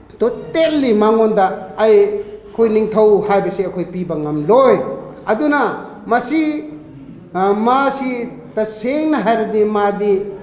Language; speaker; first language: Manipuri; non-native, local second language; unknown